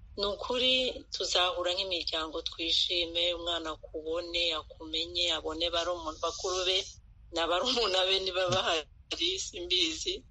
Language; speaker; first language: Kinyarwanda; native; Kinyarwanda